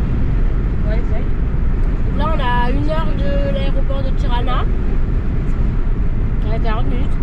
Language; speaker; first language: French; native; French